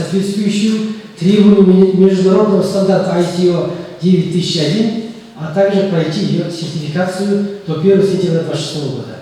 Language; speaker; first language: Russian; non-native, local second language; Kazakh